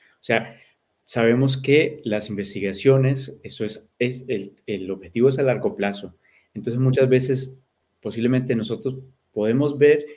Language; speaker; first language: Spanish; early bilingual, heritage; Spanish